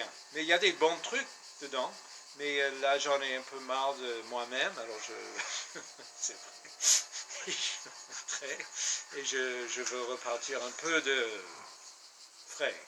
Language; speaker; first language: French; non-native, fluent; English